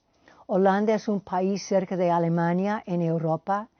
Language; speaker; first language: Spanish; non-native, fluent; English